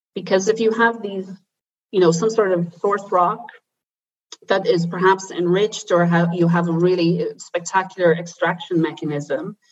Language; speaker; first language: English; native; English